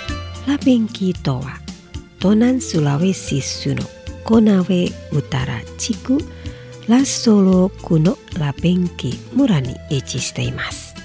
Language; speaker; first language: Japanese; non-native, fluent; Indonesian